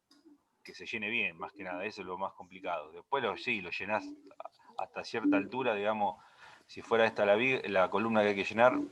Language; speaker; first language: Spanish; native; Spanish